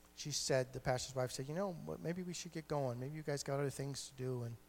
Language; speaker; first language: English; native; English